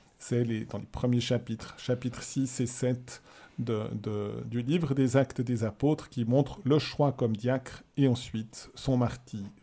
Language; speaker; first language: French; native; French